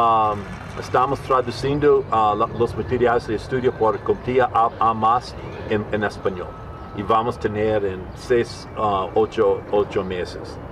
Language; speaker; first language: Spanish; non-native, learner; English